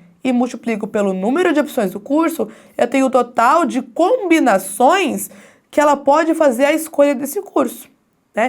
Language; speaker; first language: Portuguese; native; Portuguese